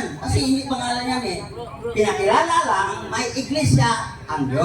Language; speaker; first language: Filipino; non-native, local second language; Cebuano